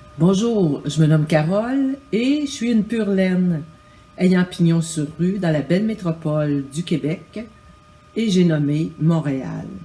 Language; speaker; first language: French; native; French